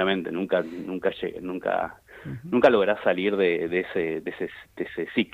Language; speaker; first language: Spanish; native; Spanish